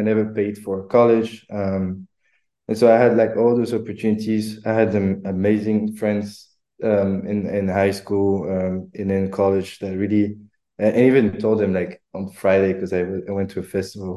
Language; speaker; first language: English; non-native, fluent; French